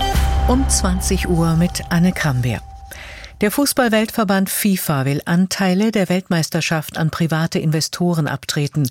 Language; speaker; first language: German; native; German